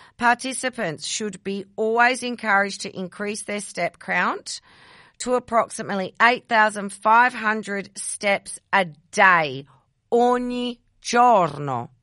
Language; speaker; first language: English; early bilingual, other home language; Italian